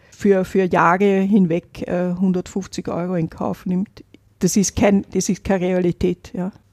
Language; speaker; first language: German; native; German